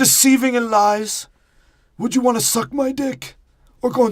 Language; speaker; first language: English; native; English